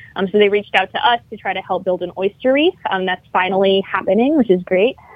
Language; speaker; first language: English; native; English